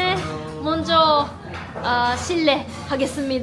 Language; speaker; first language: Korean; non-native, fluent; Japanese